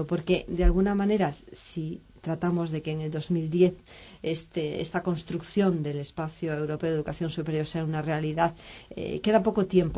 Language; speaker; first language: Spanish; native; Spanish